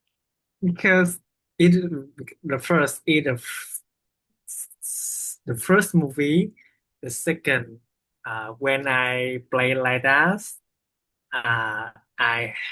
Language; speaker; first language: English; non-native, learner; Vietnamese